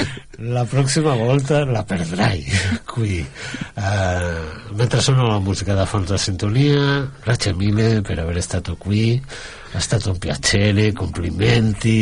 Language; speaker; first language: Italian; non-native, learner; Catalan